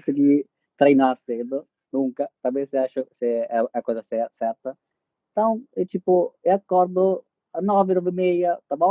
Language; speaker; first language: Portuguese; non-native, fluent; Italian